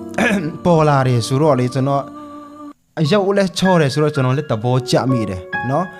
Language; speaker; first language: Burmese; non-native, local second language; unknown